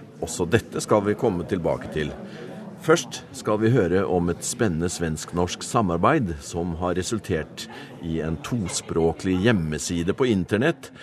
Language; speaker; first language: Norwegian; native; Norwegian